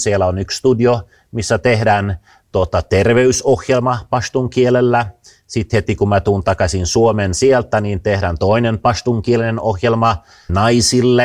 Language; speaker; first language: Finnish; early bilingual, heritage; Finnish